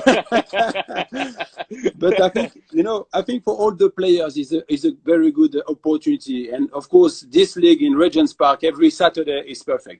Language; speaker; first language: English; non-native, fluent; French